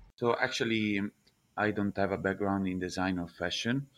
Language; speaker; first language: English; non-native, fluent; Italian